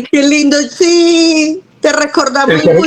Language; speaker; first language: Spanish; native; Spanish